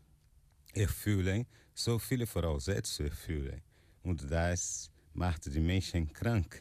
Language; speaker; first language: German; non-native, fluent; Portuguese